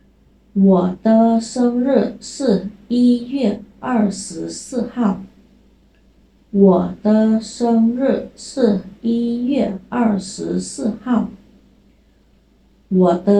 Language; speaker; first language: Chinese; non-native, fluent; Khmer